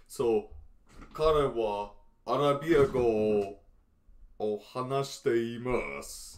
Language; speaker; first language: Japanese; non-native, learner; English